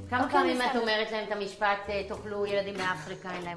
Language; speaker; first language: Hebrew; native; Hebrew